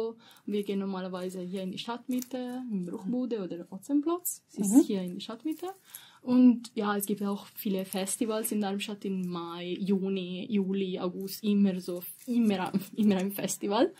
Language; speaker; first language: German; non-native, learner; Italian